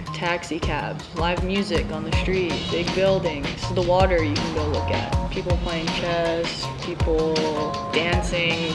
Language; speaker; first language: English; native; English